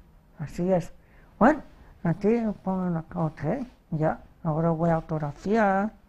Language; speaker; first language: Spanish; early bilingual, heritage; Spanish